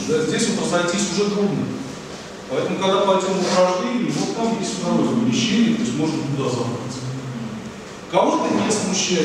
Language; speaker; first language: Russian; native; Russian